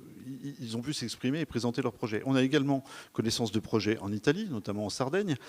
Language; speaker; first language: French; native; French